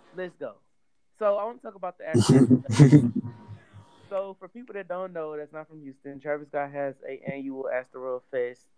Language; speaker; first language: English; native; English